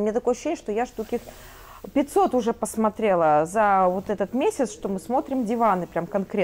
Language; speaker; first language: Russian; native; Russian